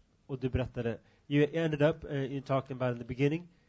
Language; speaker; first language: English; non-native, fluent; Swedish